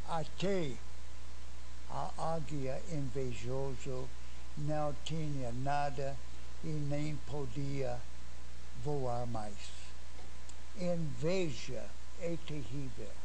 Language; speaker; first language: Portuguese; non-native, fluent; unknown